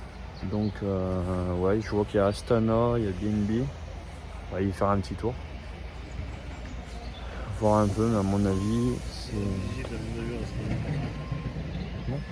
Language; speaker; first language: French; native; French